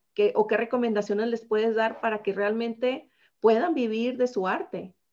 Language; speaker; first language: Spanish; native; Spanish